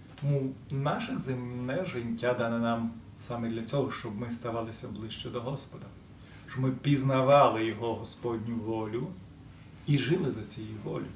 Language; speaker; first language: Ukrainian; native; Ukrainian